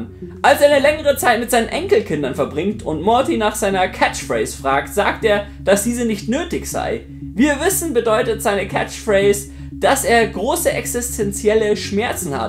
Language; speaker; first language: German; native; German